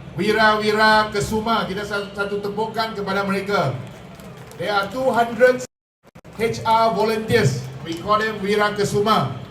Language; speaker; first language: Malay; non-native, local second language; Chinese